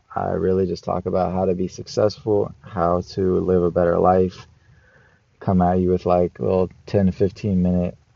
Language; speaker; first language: English; native; English